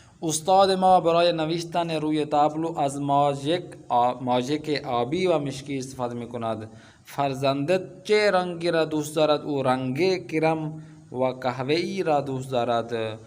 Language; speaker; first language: Persian; non-native, fluent; Urdu